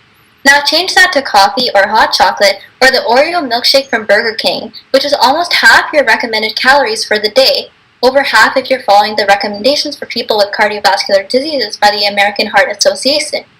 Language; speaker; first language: English; native; English